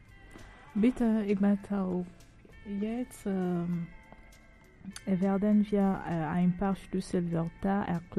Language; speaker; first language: German; non-native, learner; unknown